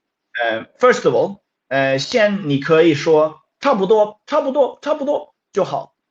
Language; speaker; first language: Chinese; non-native, fluent; Swedish